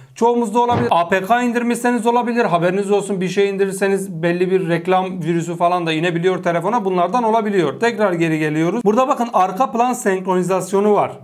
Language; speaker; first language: Turkish; native; Turkish